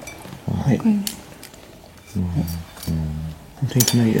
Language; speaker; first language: Japanese; non-native, fluent; French